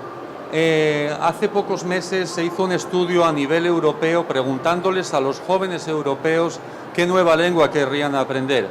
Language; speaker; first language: Spanish; native; Spanish